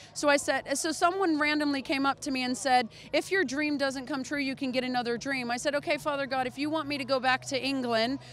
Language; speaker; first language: English; native; English